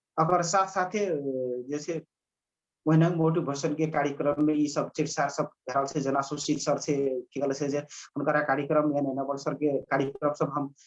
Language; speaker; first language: Maithili; non-native, local second language; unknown